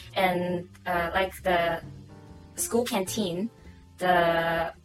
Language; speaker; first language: English; non-native, local second language; Cantonese